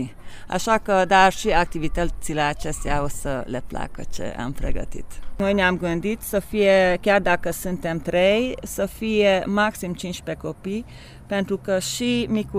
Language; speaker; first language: Romanian; non-native, local second language; Hungarian